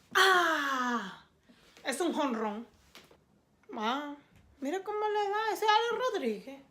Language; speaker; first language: Spanish; early bilingual, other home language; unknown